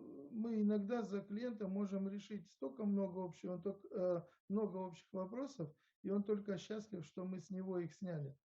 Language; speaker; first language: Russian; native; Russian